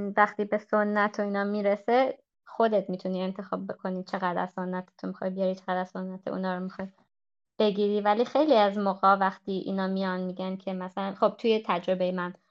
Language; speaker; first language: Persian; early bilingual, heritage; Persian